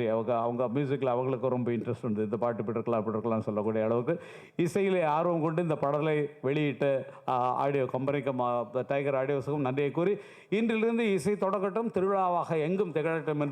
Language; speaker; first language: Tamil; native; Tamil